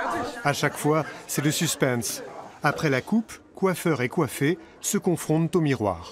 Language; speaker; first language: French; native; French